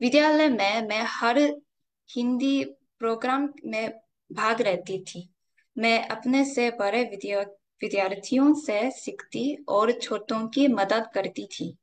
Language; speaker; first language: Hindi; non-native, fluent; Korean